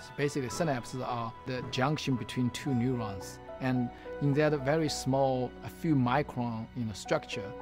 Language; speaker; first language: English; non-native, fluent; Chinese